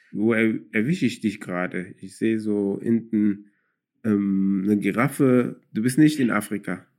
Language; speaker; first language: German; early bilingual, other home language; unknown